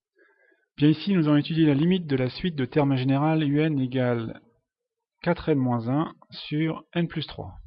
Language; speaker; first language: French; native; French